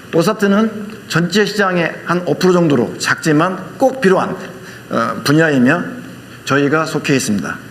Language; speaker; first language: Korean; native; Korean